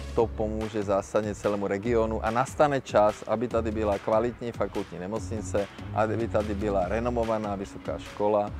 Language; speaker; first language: Czech; non-native, local second language; Slovak